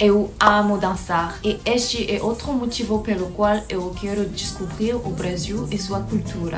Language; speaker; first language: Portuguese; non-native, learner; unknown